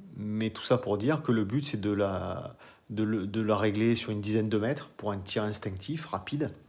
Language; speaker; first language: French; native; French